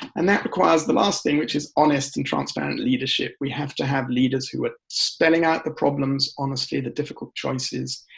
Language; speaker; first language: English; native; English